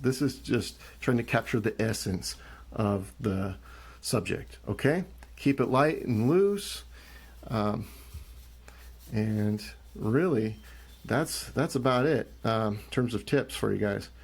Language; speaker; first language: English; native; English